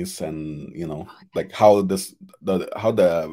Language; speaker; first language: English; non-native, fluent; Cree